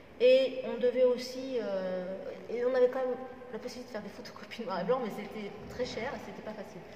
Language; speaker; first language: French; non-native, local second language; Arabic